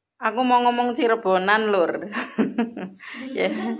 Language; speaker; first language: Indonesian; non-native, local second language; Javanese